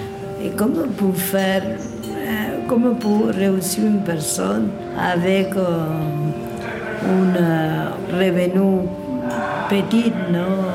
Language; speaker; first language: French; non-native, learner; Spanish